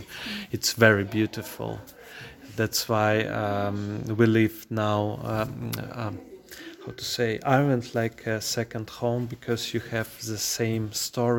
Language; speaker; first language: English; non-native, learner; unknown